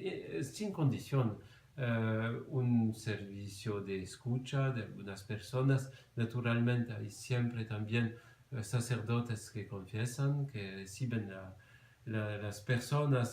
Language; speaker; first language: Spanish; non-native, fluent; French